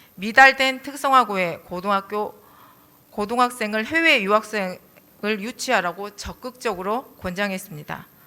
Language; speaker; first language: Korean; native; Korean